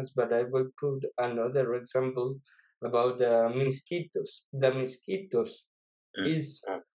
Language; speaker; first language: English; non-native, fluent; Spanish